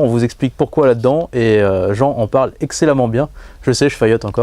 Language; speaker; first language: French; native; French